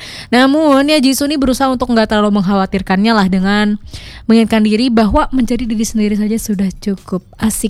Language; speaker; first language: Indonesian; native; Indonesian